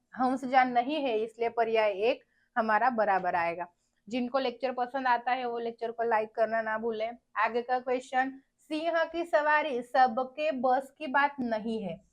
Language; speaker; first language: Hindi; non-native, local second language; Marathi